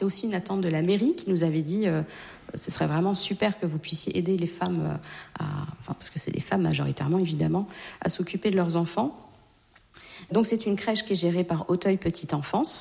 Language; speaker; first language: French; native; French